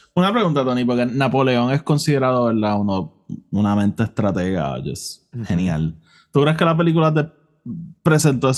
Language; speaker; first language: Spanish; native; Spanish